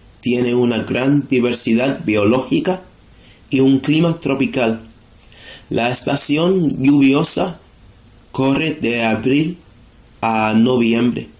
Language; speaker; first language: Spanish; non-native, fluent; English